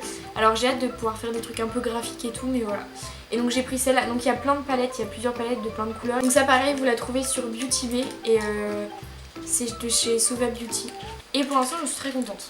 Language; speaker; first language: French; native; French